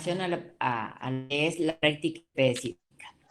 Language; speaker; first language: Spanish; native; Spanish